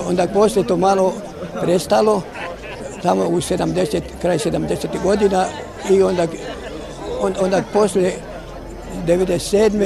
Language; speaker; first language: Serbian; non-native, local second language; Hungarian